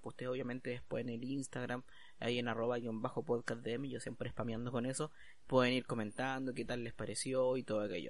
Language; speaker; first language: Spanish; native; Spanish